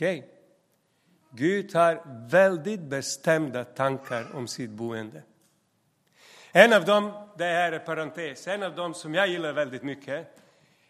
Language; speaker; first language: Swedish; non-native, fluent; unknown